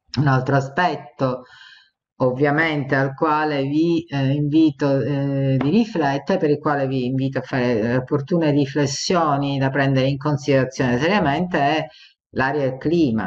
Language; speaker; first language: Italian; native; Italian